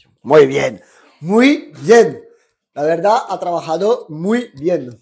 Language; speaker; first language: Spanish; non-native, fluent; French